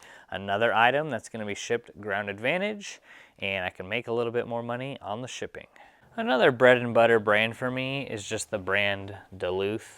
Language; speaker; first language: English; native; English